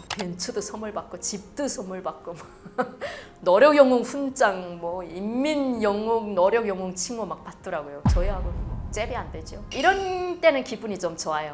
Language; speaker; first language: Korean; native; Korean